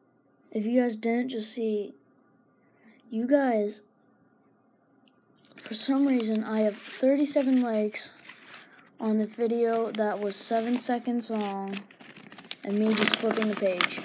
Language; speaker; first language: English; native; English